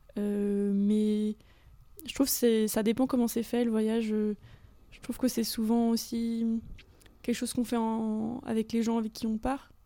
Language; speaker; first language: French; native; French